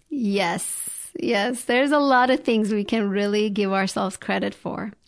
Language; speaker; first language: English; non-native, fluent; Turkish